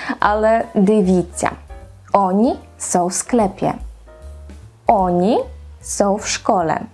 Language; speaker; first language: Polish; non-native, fluent; Ukrainian